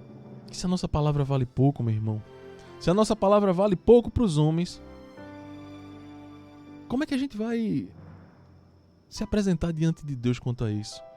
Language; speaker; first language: Portuguese; native; Portuguese